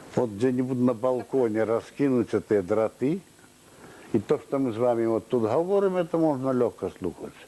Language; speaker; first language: Russian; non-native, local second language; Belarusian